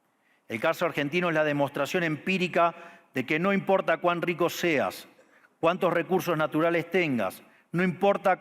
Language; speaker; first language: Spanish; native; Spanish